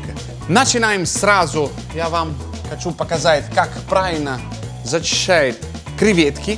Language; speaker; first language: Russian; non-native, fluent; Italian